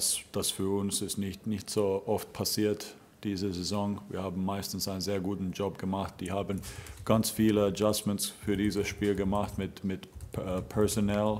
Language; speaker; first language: German; non-native, fluent; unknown